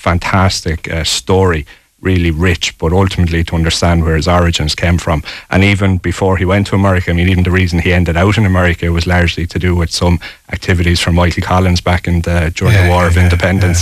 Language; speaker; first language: English; native; English